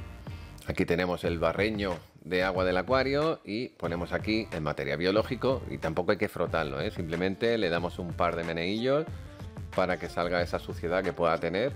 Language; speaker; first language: Spanish; native; Spanish